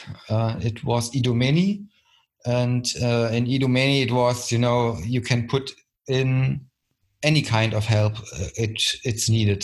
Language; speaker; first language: English; non-native, fluent; German